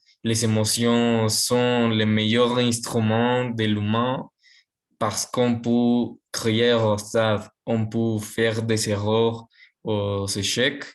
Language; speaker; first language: French; non-native, learner; Spanish